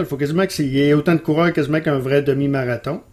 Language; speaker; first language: French; native; French